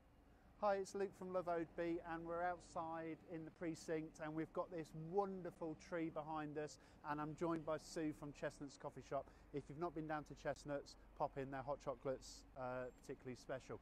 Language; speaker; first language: English; native; English